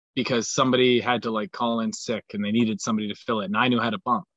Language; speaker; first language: English; native; English